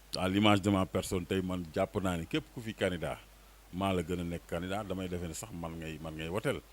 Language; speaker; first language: Wolof; native; Wolof